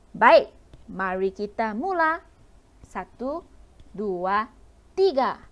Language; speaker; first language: Malay; non-native, local second language; Chinese